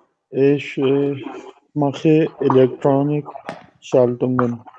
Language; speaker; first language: German; non-native, learner; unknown